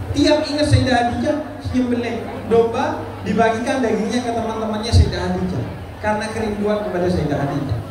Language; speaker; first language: Indonesian; non-native, local second language; Madurese